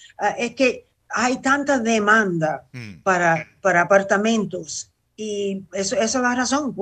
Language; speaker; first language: Spanish; early bilingual, heritage; Spanish